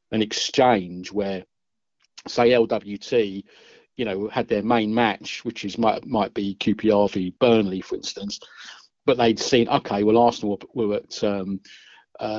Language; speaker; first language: English; native; English